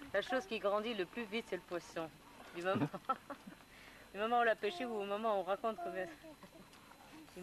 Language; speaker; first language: French; native; French